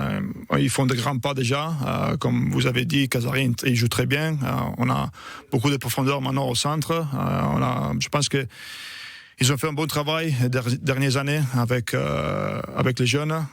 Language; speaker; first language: French; non-native, fluent; Italian